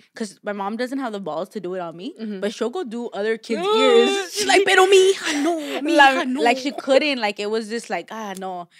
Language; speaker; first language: English; early bilingual, other home language; Spanish